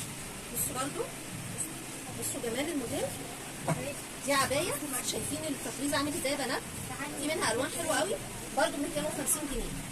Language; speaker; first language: Arabic; native; Arabic